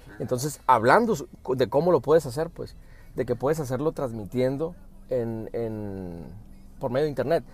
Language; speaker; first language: Spanish; early bilingual, heritage; Spanish